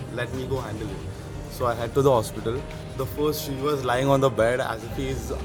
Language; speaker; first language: English; non-native, local second language; Marathi